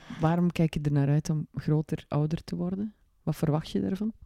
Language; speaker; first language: Dutch; native; Dutch